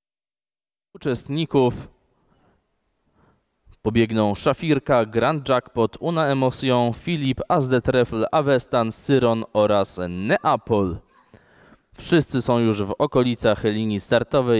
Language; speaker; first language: Polish; native; Polish